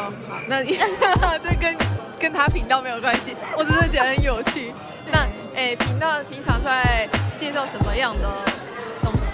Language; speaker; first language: Chinese; non-native, fluent; English